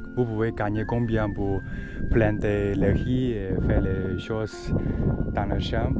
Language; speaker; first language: French; non-native, learner; Chinese